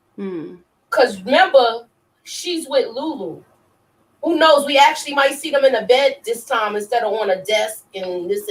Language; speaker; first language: English; native; English